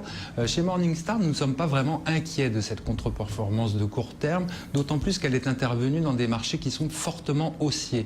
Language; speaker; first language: French; native; French